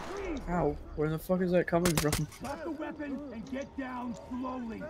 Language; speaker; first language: English; native; English